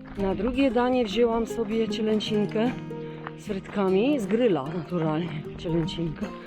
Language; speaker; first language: Polish; native; Polish